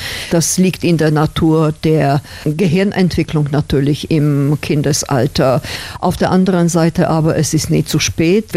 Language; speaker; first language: German; non-native, fluent; Slovak